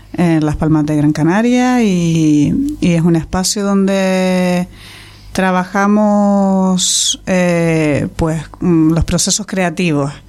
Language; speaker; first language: Spanish; native; Spanish